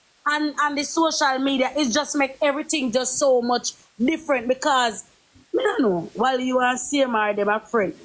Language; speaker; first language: English; native; English